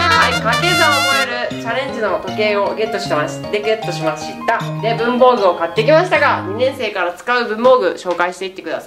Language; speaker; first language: Japanese; native; Japanese